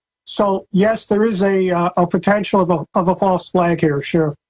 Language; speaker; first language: English; native; English